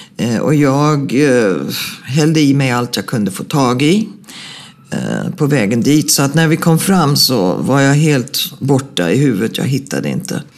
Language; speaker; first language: Swedish; native; Swedish